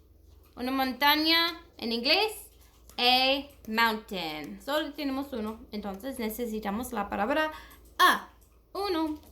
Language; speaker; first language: Spanish; non-native, learner; English